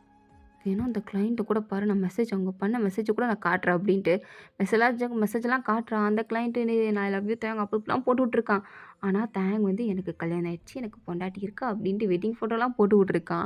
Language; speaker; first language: Tamil; native; Tamil